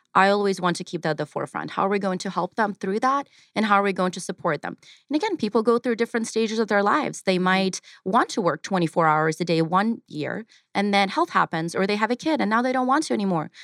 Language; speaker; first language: English; early bilingual, other home language; Ukrainian